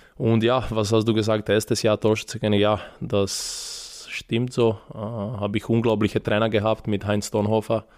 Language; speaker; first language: German; non-native, fluent; Serbian